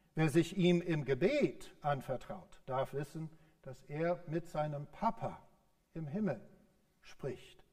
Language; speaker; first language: German; non-native, fluent; English